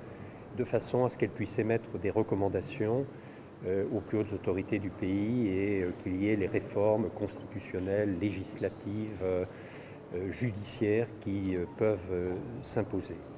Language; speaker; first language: French; native; French